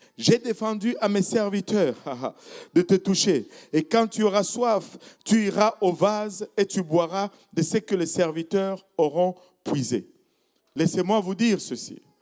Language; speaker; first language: French; non-native, local second language; Swahili